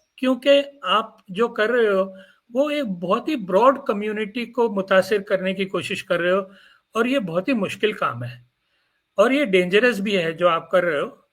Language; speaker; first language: Urdu; non-native, local second language; Gujarati